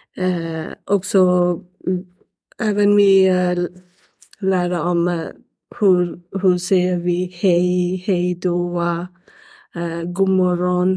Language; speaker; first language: Swedish; non-native, learner; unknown